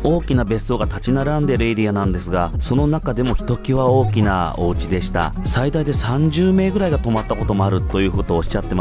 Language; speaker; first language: Japanese; native; Japanese